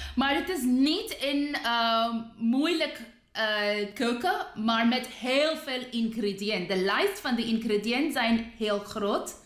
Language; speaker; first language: Dutch; non-native, fluent; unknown